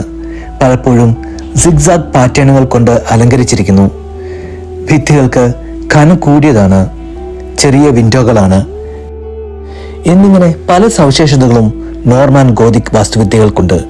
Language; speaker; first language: Malayalam; native; Malayalam